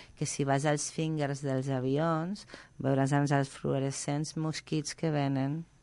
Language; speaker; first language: Catalan; non-native, local second language; Spanish